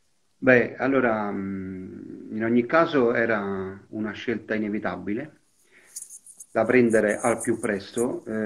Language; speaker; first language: Italian; native; Italian